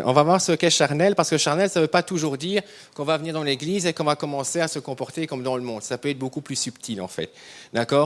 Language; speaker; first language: French; native; French